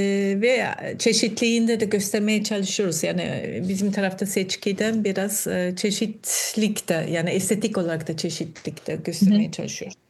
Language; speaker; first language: Turkish; non-native, fluent; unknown